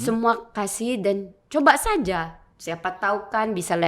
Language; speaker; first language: Indonesian; non-native, learner; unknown